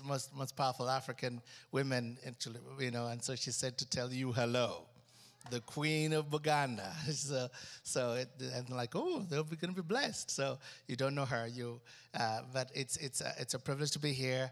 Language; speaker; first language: English; non-native, local second language; Ganda